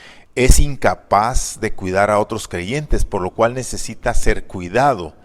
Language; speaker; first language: Spanish; native; Spanish